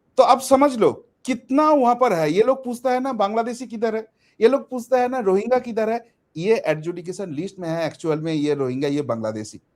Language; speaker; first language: Hindi; non-native, local second language; Bangla